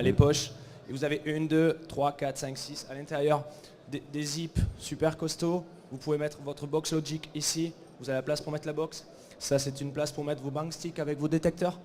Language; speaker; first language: French; native; French